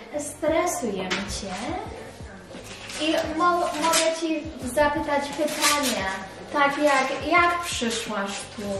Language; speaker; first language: Polish; early bilingual, heritage; English